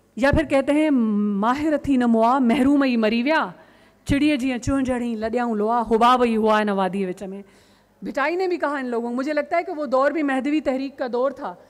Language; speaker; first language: Urdu; non-native, local second language; Sindhi